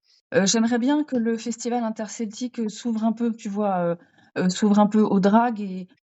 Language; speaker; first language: French; native; French